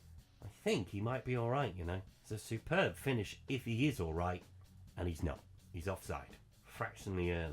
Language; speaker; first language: English; native; English